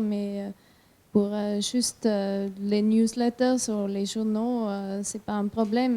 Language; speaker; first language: French; non-native, learner; German